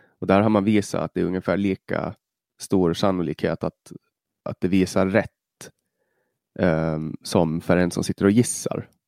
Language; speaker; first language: Swedish; native; Swedish